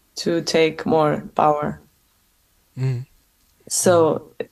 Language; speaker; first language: English; non-native, fluent; Russian